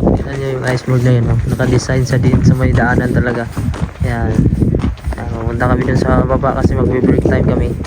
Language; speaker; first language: Filipino; native; Filipino